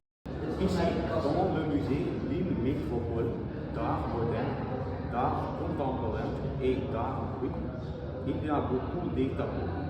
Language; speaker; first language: French; non-native, learner; Dutch